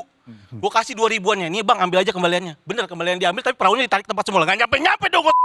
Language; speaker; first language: Indonesian; native; Indonesian